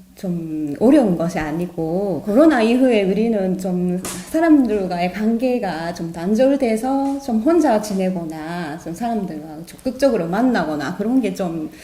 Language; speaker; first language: Korean; non-native, fluent; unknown